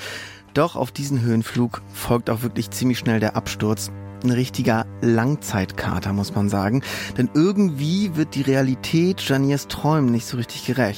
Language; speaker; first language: German; native; German